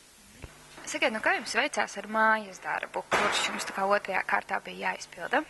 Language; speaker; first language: Latvian; native; Latvian